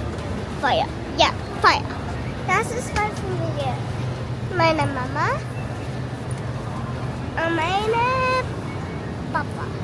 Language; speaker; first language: German; early bilingual, other home language; Filipino